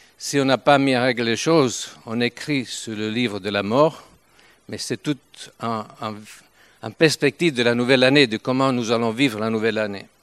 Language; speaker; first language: French; non-native, fluent; Italian